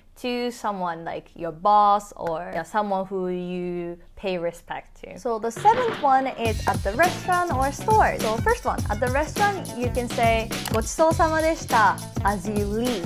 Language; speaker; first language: English; non-native, fluent; Japanese